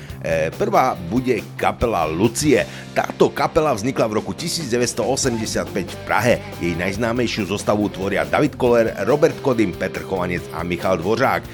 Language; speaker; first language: Slovak; native; Slovak